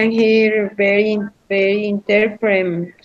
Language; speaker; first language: English; non-native, learner; Spanish